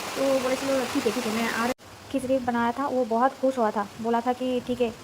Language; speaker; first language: Hindi; non-native, local second language; Bangla